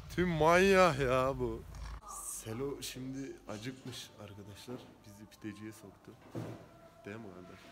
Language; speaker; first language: Turkish; native; Turkish